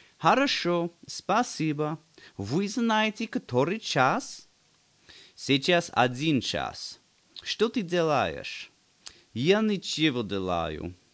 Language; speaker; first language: Russian; non-native, learner; English